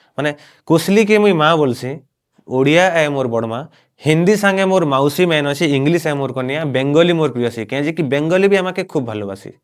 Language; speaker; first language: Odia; non-native, local second language; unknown